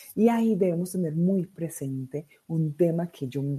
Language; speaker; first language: Spanish; native; Spanish